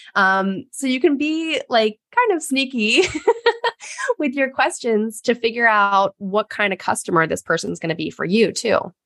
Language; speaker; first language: English; native; English